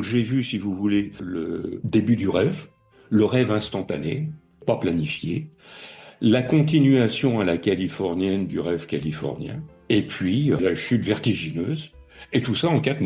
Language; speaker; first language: French; native; French